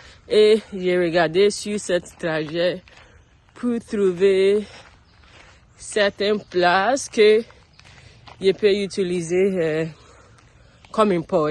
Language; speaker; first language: French; non-native, learner; English